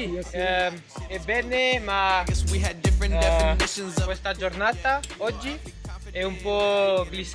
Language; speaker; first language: Italian; non-native, learner; French